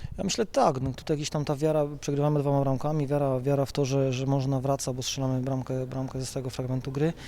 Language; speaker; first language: Polish; native; Polish